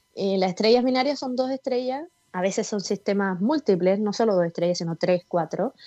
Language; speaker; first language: Spanish; native; Spanish